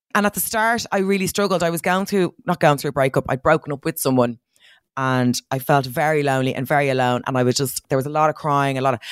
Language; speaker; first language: English; native; English